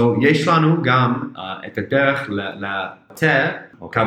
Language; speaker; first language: Hebrew; non-native, fluent; English